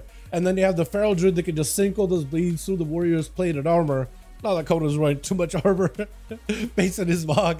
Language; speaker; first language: English; native; English